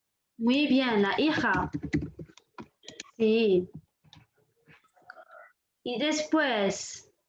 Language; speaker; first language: Spanish; non-native, fluent; French